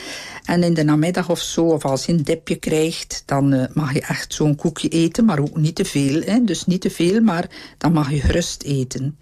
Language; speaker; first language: Dutch; native; Dutch